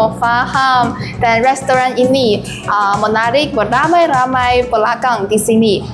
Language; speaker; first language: Malay; non-native, learner; Chinese